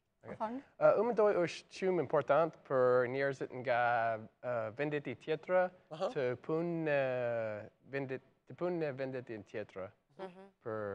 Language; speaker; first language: Albanian; non-native, learner; English